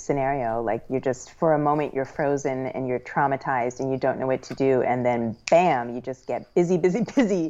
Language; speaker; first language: English; native; English